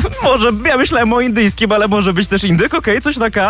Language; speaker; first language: Polish; native; Polish